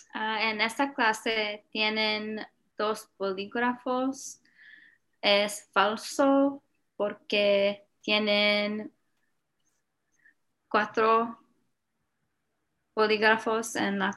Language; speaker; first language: Spanish; non-native, learner; English